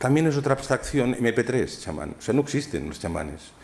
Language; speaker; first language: Spanish; non-native, local second language; Catalan